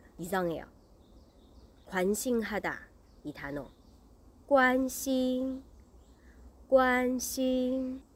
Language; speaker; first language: Korean; non-native, learner; Chinese